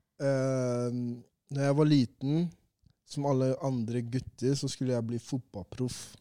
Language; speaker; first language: Norwegian; early bilingual, other home language; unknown